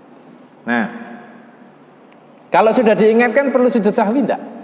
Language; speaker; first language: Indonesian; native; Indonesian